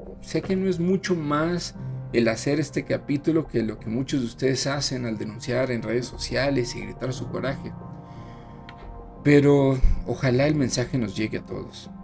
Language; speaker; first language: Spanish; native; Spanish